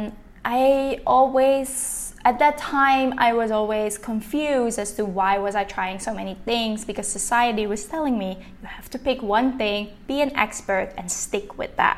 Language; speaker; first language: English; non-native, fluent; Dutch